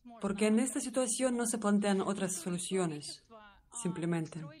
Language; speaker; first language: Spanish; non-native, learner; Russian